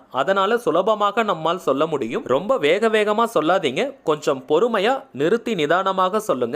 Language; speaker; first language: Tamil; native; Tamil